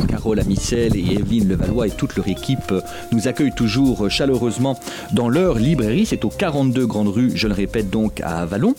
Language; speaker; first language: French; native; French